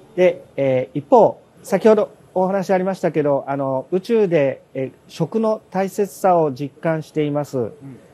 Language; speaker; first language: Japanese; native; Japanese